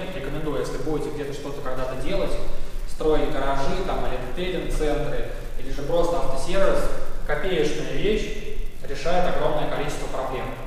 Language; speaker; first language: Russian; native; Russian